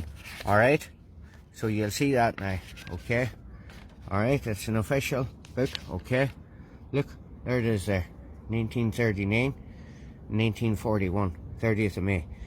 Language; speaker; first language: English; native; English